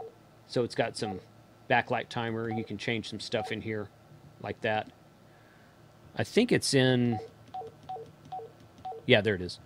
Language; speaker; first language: English; native; English